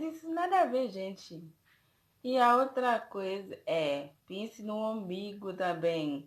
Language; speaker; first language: Portuguese; non-native, fluent; Haitian Creole